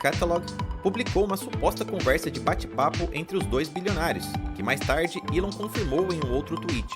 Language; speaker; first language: Portuguese; native; Portuguese